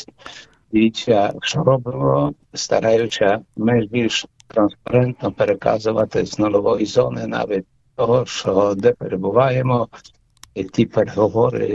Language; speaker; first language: Ukrainian; early bilingual, heritage; Ukrainian